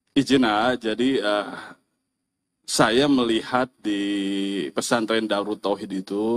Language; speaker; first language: Indonesian; native; Indonesian